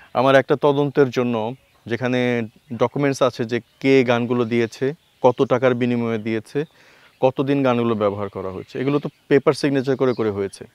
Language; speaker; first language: Bangla; native; Bangla